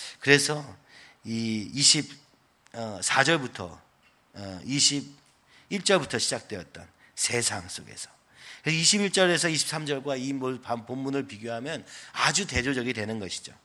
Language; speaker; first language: Korean; native; Korean